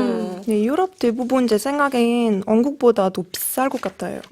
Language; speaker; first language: Korean; non-native, fluent; French